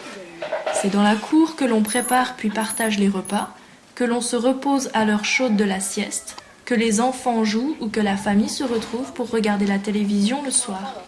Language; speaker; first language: French; native; French